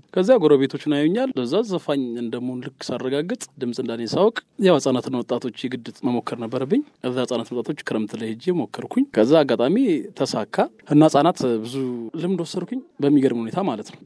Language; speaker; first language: Amharic; native; Amharic